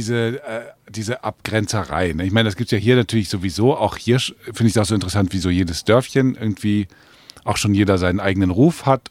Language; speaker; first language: German; native; German